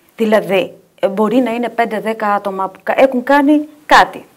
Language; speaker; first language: Greek; non-native, fluent; Albanian